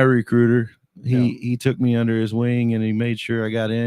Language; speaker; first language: English; native; English